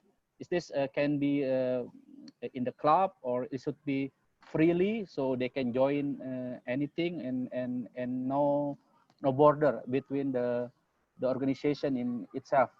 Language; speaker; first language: English; non-native, learner; Indonesian